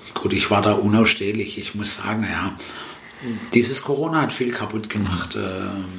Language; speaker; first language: German; early bilingual, other home language; Italian